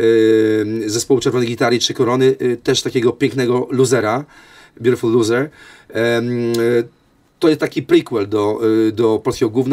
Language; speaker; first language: Polish; native; Polish